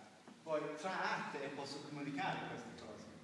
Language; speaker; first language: Italian; non-native, learner; English